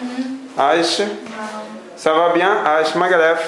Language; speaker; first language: French; non-native, learner; Portuguese